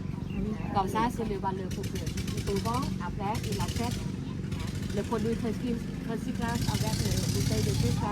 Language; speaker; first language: French; non-native, learner; Thai